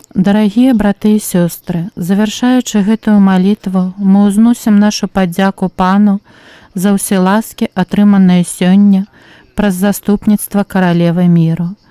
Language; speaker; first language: Belarusian; native; Belarusian